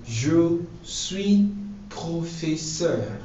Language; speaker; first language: French; non-native, fluent; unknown